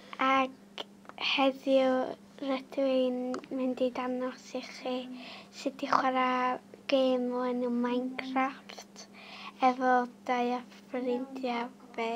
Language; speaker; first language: Welsh; native; Welsh